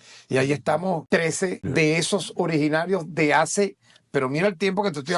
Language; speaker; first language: Spanish; native; Spanish